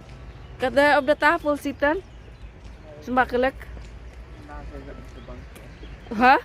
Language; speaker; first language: Dutch; non-native, learner; Cebuano